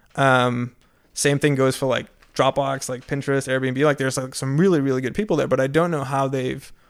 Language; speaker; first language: English; non-native, fluent; Dutch